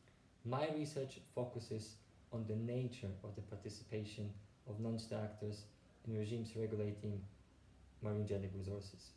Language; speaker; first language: English; non-native, fluent; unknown